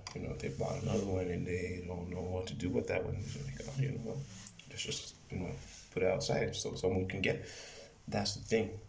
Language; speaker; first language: English; non-native, fluent; Spanish